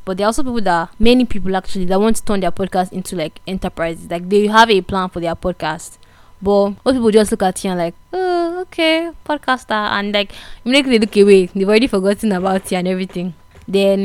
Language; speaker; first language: English; non-native, local second language; Igbo